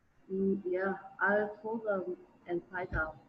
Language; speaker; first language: English; non-native, learner; Vietnamese